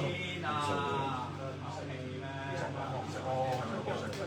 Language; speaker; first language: Cantonese; native; Cantonese